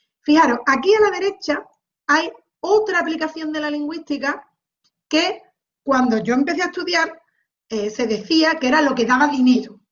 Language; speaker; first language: Spanish; native; Spanish